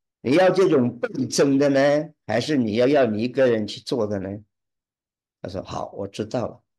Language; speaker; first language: Chinese; early bilingual, heritage; Chinese